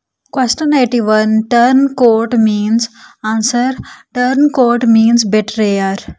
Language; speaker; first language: English; non-native, local second language; Urdu